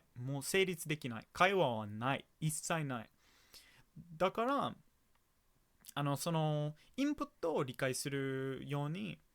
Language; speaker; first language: Japanese; non-native, fluent; English